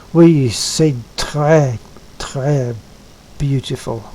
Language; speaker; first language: French; non-native, learner; English